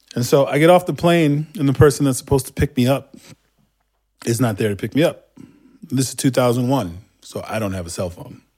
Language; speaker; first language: English; non-native, fluent; Turkish